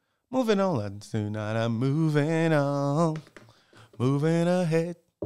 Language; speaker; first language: English; non-native, fluent; Portuguese